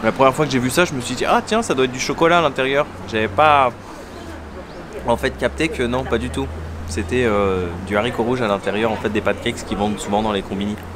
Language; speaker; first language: French; native; French